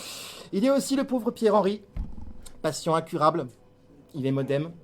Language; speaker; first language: French; native; French